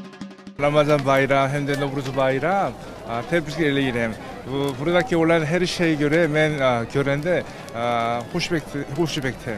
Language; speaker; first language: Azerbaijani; non-native, learner; Turkish